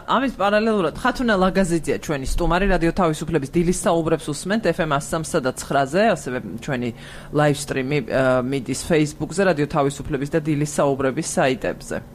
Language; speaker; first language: Georgian; native; Georgian